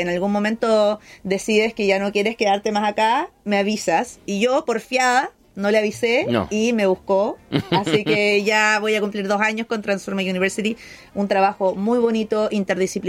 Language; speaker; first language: Spanish; native; Spanish